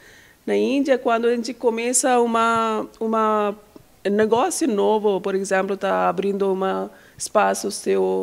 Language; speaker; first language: Portuguese; non-native, learner; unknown